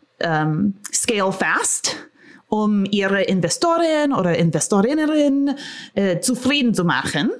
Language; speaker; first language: German; non-native, fluent; English